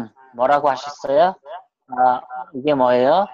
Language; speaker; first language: Korean; non-native, fluent; Mongolian